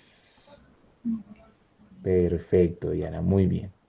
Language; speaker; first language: Spanish; native; Spanish